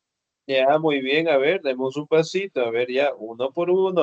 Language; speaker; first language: Spanish; native; Spanish